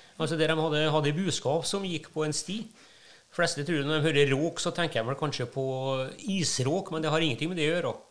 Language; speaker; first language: Norwegian; native; Norwegian